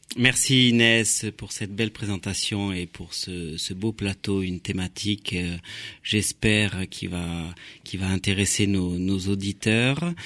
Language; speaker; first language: French; native; French